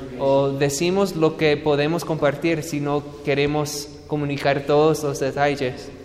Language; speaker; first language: Spanish; non-native, fluent; English